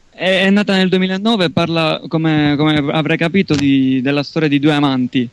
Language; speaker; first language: Italian; native; Italian